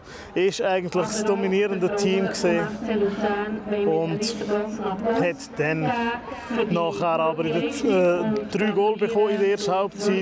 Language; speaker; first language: German; native; German